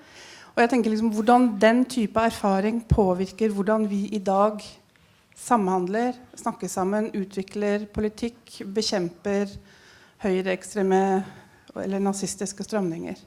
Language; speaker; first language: Norwegian; early bilingual, heritage; Norwegian